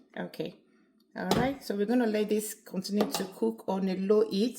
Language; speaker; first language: English; non-native, local second language; Yoruba